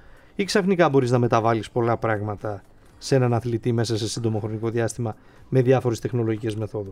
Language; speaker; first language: Greek; native; Greek